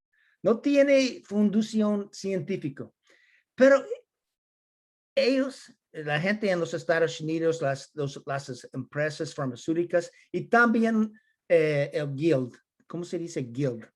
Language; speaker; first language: Spanish; non-native, learner; English